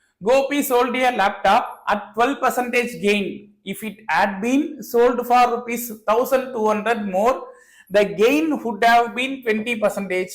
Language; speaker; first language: English; non-native, local second language; Tamil